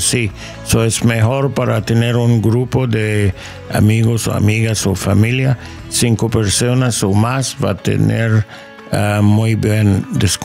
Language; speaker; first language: Spanish; non-native, learner; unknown